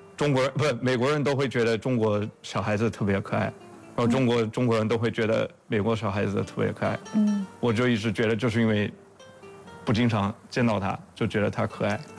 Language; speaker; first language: Chinese; non-native, fluent; English